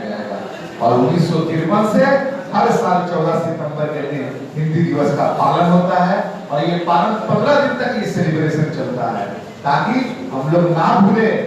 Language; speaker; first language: Hindi; native; Hindi